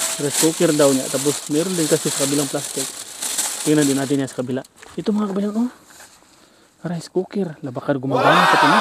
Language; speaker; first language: Filipino; non-native, local second language; Cebuano